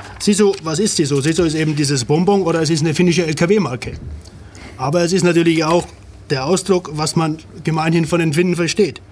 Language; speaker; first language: German; native; German